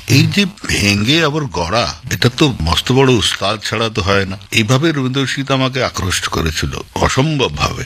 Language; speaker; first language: Bangla; non-native, fluent; Hindi